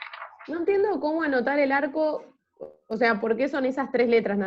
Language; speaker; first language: Spanish; native; Spanish